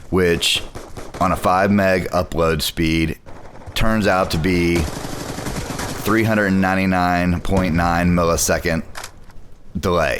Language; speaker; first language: English; native; English